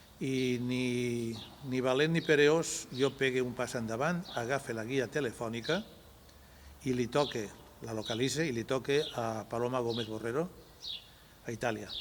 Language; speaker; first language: Catalan; non-native, local second language; Spanish